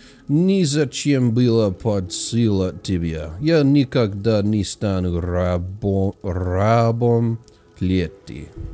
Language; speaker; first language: Russian; non-native, learner; English